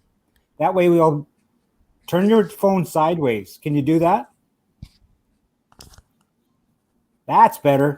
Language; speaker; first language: English; native; English